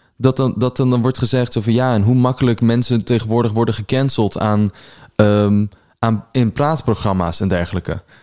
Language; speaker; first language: Dutch; early bilingual, other home language; Persian